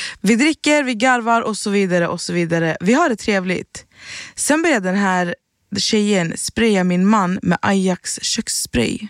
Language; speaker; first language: Swedish; early bilingual, other home language; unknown